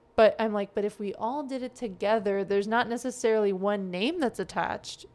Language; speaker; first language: English; native; English